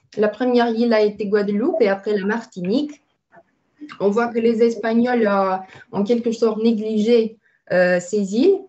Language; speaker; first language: French; non-native, fluent; Romanian